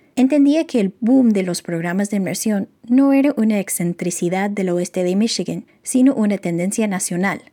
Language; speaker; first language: Spanish; non-native, fluent; English